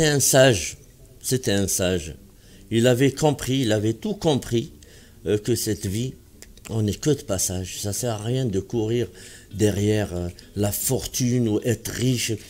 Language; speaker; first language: French; non-native, local second language; Arabic